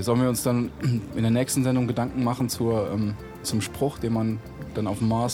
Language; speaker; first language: German; native; German